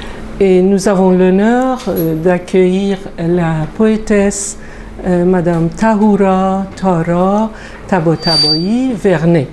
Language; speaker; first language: French; non-native, fluent; Persian